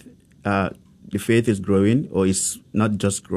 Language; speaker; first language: English; non-native, local second language; Hausa